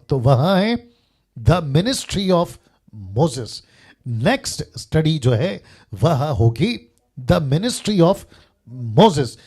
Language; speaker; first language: Hindi; native; Hindi